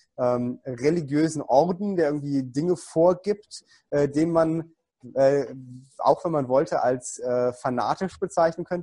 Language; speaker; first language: German; native; German